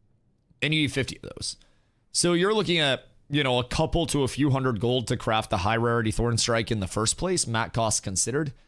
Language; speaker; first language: English; native; English